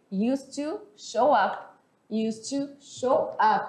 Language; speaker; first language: English; non-native, fluent; Portuguese